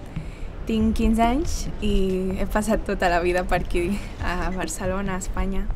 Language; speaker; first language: Catalan; non-native, local second language; Hindi